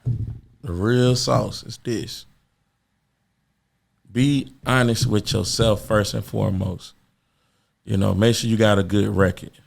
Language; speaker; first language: English; native; English